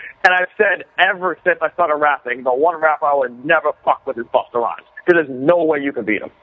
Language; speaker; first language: English; native; English